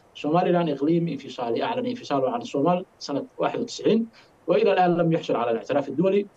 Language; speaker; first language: Arabic; non-native, fluent; Somali